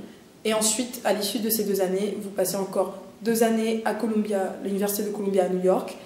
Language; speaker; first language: French; early bilingual, other home language; Portuguese